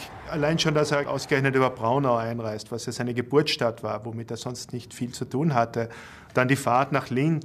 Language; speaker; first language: German; native; German